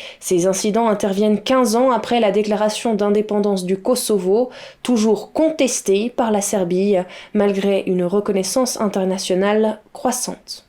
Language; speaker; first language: French; native; French